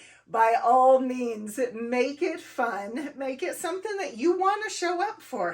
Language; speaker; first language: English; native; English